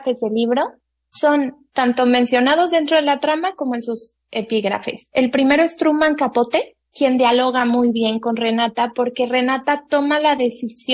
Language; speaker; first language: Spanish; native; Spanish